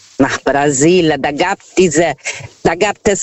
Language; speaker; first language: German; non-native, fluent; Portuguese